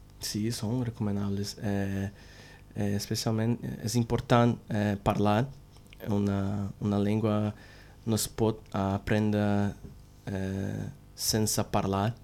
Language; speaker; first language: Catalan; non-native, learner; Portuguese